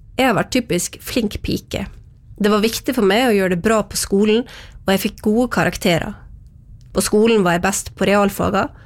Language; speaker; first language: Norwegian; native; Norwegian